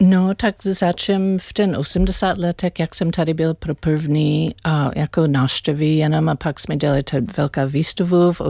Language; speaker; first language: Czech; non-native, learner; English